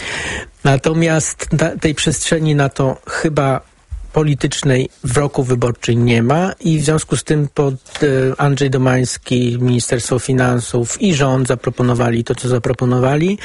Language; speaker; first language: Polish; native; Polish